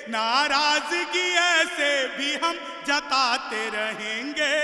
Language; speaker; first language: Hindi; native; Hindi